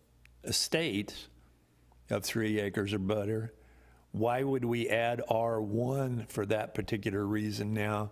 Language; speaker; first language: English; native; English